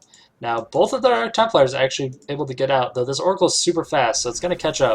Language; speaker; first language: English; native; English